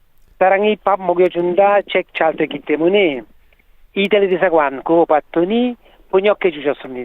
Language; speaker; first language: Korean; non-native, learner; Italian